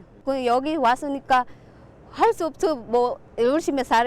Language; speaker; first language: Korean; non-native, learner; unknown